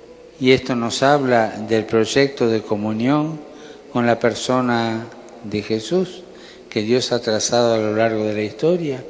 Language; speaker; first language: Spanish; native; Spanish